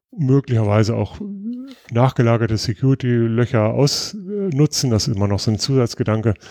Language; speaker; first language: German; native; German